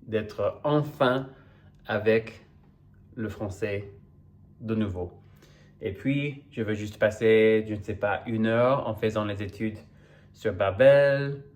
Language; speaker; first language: French; non-native, fluent; English